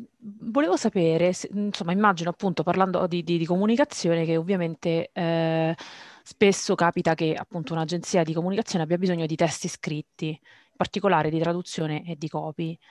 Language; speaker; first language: Italian; native; Italian